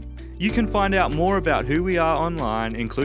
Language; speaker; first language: English; native; English